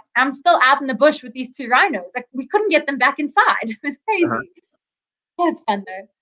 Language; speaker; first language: English; native; English